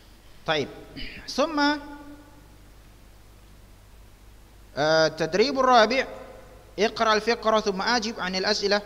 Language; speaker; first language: Arabic; non-native, fluent; Indonesian